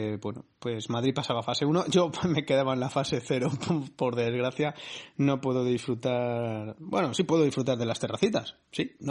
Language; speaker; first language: Spanish; native; Spanish